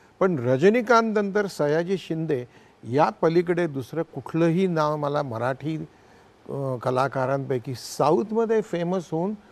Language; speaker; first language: Marathi; native; Marathi